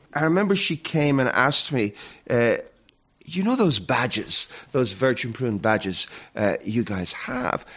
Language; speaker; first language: English; native; English